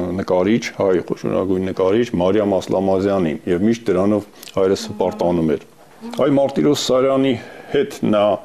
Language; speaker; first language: Armenian; native; Armenian